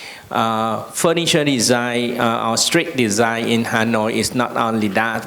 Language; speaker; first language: English; non-native, learner; Vietnamese